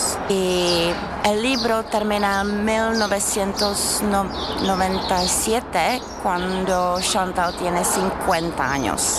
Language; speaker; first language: Spanish; non-native, fluent; Czech